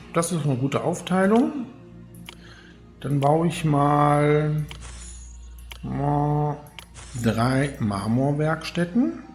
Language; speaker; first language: German; native; German